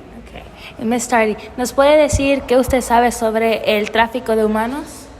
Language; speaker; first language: Spanish; early bilingual, heritage; Spanish